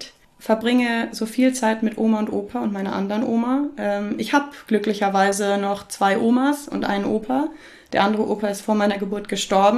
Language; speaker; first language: German; native; German